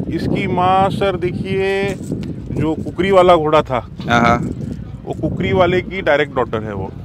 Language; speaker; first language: Hindi; non-native, local second language; Marathi